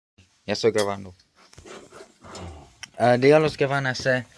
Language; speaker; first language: Spanish; early bilingual, heritage; Spanish